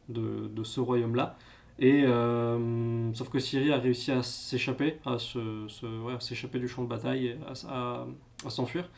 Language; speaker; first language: French; native; French